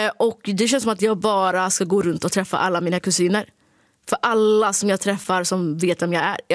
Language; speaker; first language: Swedish; early bilingual, other home language; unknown